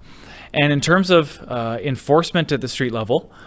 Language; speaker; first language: English; native; English